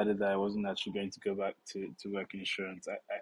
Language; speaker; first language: English; non-native, local second language; Yoruba